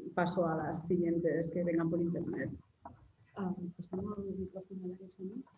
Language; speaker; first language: Spanish; non-native, local second language; Catalan